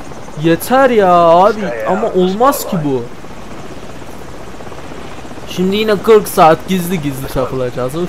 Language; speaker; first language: Turkish; native; Turkish